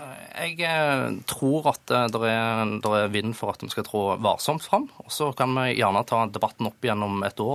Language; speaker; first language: Norwegian; native; Norwegian